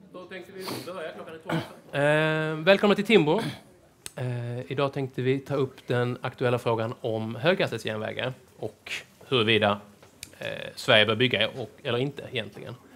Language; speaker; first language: Swedish; native; Swedish